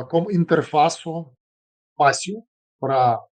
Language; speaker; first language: Portuguese; non-native, fluent; Russian